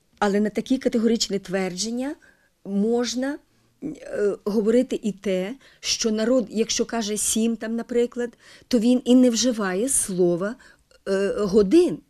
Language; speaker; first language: Ukrainian; native; Ukrainian